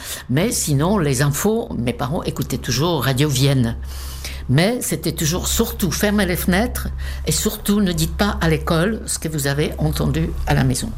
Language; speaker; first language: French; non-native, fluent; Czech